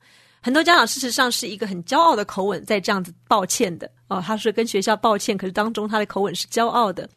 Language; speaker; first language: Chinese; native; Chinese